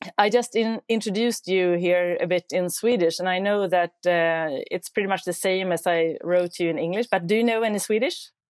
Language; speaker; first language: English; non-native, fluent; Swedish